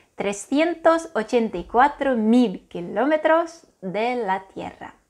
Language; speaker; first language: Spanish; non-native, fluent; Russian